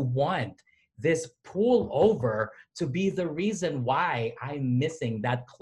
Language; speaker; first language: English; non-native, local second language; Filipino